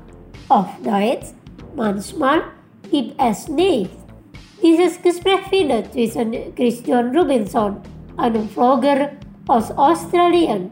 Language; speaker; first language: German; non-native, fluent; Indonesian